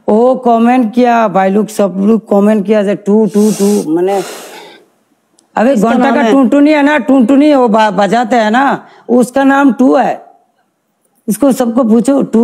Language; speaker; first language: Hindi; non-native, learner; Bangla